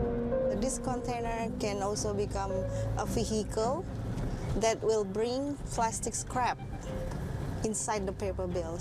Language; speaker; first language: English; non-native, fluent; Indonesian